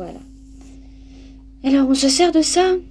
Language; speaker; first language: French; native; French